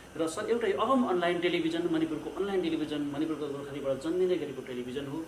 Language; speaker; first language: Nepali; native; Nepali